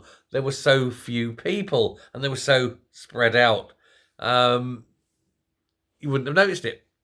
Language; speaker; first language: English; native; English